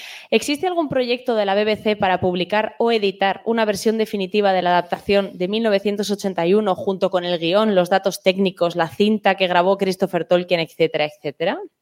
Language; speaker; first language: Spanish; native; Spanish